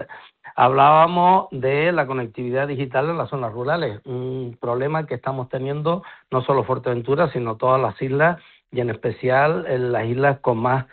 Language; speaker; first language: Spanish; native; Spanish